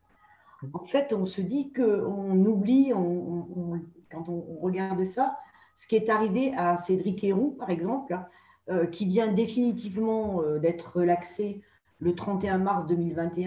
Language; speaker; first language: French; native; French